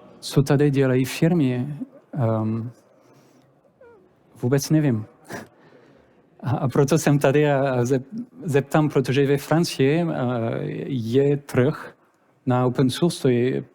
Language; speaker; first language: Czech; non-native, learner; French